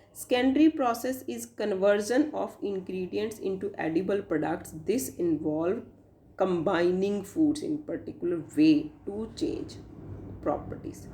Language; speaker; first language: English; non-native, local second language; Punjabi